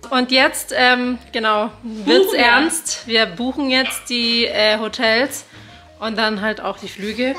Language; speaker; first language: German; native; German